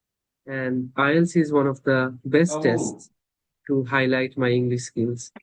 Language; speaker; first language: English; non-native, fluent; Bangla